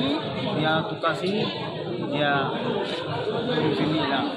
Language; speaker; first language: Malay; non-native, learner; Rohingya